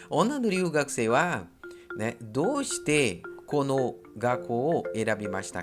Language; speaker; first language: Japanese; non-native, fluent; Portuguese